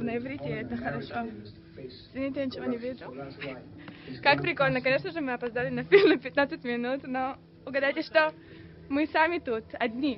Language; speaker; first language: Russian; early bilingual, heritage; Russian